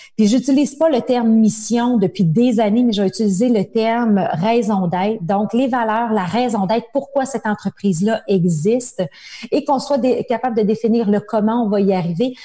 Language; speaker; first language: French; native; French